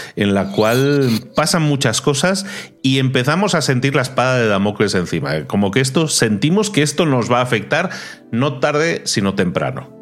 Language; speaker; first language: Spanish; native; Spanish